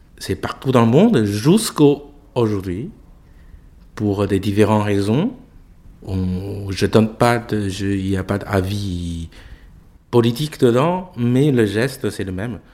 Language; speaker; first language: French; non-native, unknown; Chinese